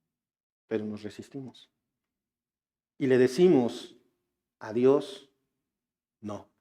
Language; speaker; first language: Spanish; native; Spanish